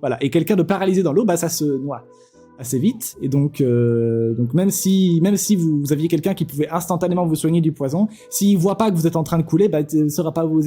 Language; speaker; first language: French; native; French